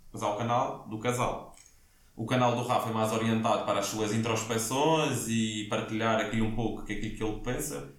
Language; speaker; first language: Portuguese; native; Portuguese